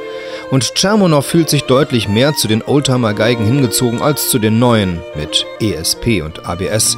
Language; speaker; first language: German; native; German